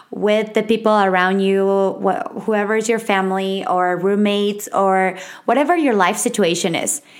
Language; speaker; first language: English; non-native, fluent; Spanish